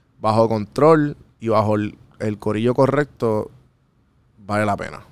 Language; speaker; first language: Spanish; native; Spanish